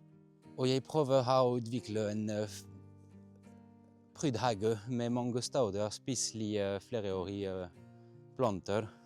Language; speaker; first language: Norwegian; non-native, fluent; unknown